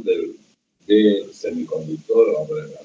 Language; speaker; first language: Spanish; native; Spanish